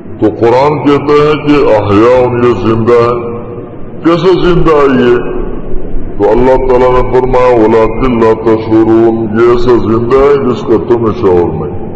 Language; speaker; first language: Urdu; non-native, local second language; Pashto